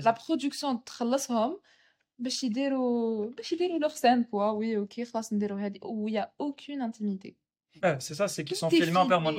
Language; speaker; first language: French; non-native, local second language; Arabic